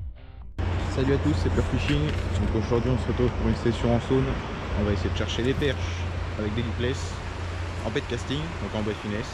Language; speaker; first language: French; native; French